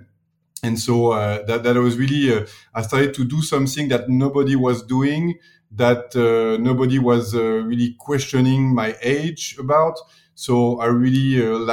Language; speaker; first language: English; non-native, fluent; French